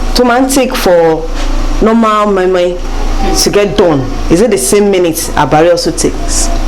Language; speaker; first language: English; non-native, local second language; Yoruba